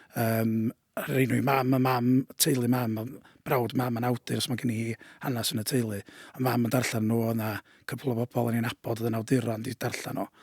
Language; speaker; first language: Welsh; native; Welsh